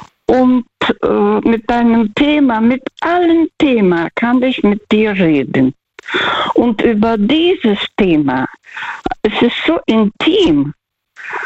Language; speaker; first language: German; non-native, fluent; Russian